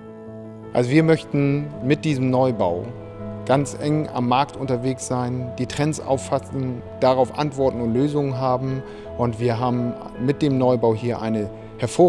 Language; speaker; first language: German; native; German